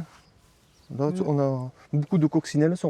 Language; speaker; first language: French; native; French